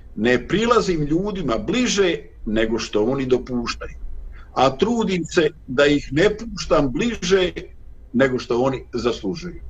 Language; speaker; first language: Bosnian; native; Bosnian